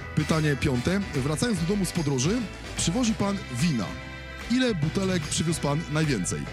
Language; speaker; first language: Polish; native; Polish